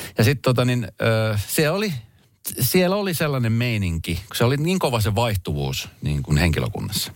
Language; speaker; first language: Finnish; early bilingual, other home language; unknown